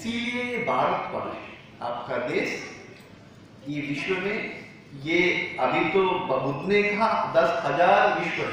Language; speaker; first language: Hindi; non-native, learner; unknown